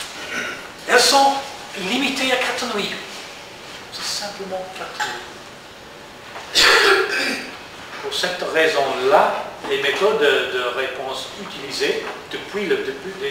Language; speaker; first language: French; non-native, learner; English